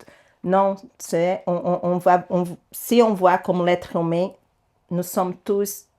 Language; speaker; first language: French; non-native, learner; Portuguese